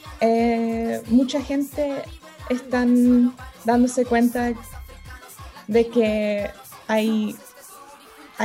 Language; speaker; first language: Spanish; early bilingual, heritage; Spanish